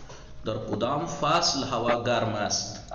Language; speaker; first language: Persian; non-native, fluent; Urdu